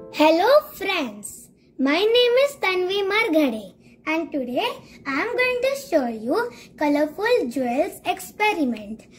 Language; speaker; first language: English; non-native, local second language; Marathi